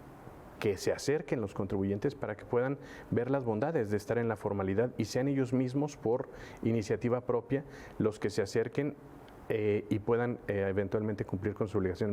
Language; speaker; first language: Spanish; native; Spanish